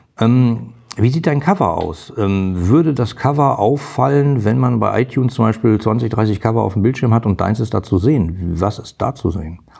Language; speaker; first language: German; native; German